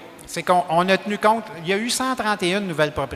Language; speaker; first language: French; native; French